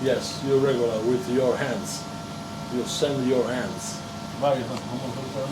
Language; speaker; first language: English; non-native, learner; Italian